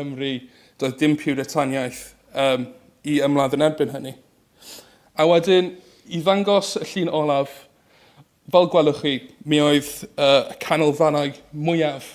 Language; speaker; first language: Welsh; native; Welsh